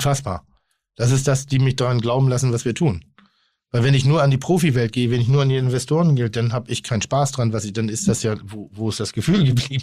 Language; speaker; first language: German; native; German